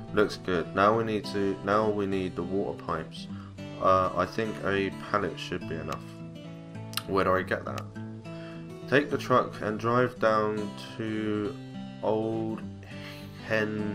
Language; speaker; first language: English; native; English